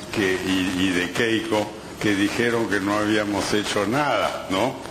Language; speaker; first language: Spanish; native; Spanish